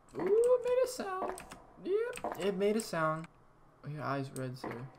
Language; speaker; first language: English; native; English